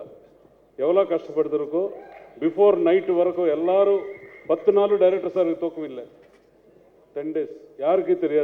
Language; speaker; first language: Tamil; non-native, learner; Telugu